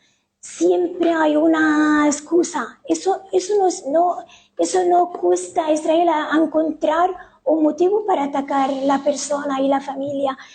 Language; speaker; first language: Spanish; non-native, fluent; Arabic